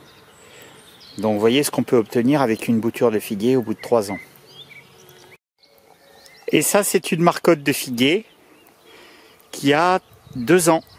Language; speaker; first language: French; native; French